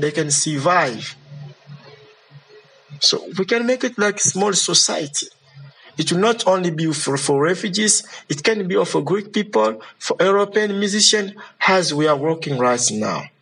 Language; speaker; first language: English; non-native, learner; Lingala